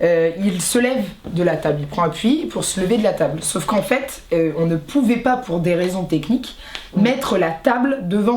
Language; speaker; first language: French; native; French